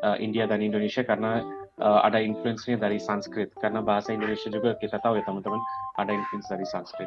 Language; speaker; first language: Indonesian; non-native, fluent; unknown